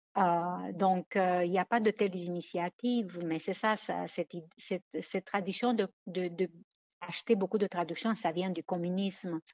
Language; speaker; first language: French; non-native, fluent; Romanian